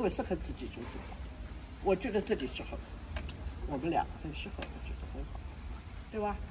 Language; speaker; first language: Chinese; non-native, local second language; Wu Chinese